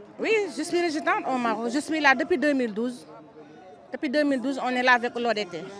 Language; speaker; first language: French; non-native, local second language; Wolof